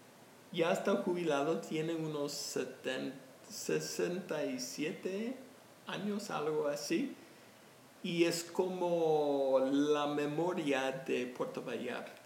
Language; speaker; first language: Spanish; non-native, fluent; English